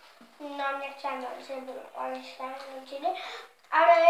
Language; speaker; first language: Polish; early bilingual, heritage; Polish